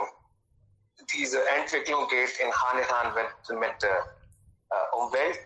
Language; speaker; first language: German; non-native, learner; Hindi